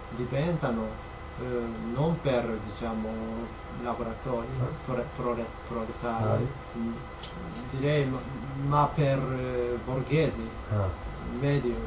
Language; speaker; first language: Italian; non-native, learner; Japanese